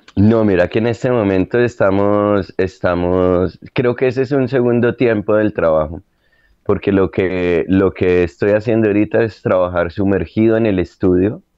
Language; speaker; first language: Spanish; native; Spanish